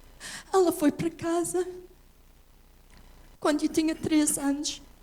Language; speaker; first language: Portuguese; early bilingual, heritage; English